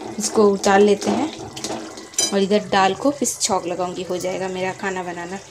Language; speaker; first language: Hindi; non-native, local second language; Bangla